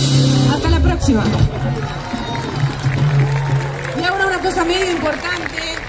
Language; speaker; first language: Spanish; native; Spanish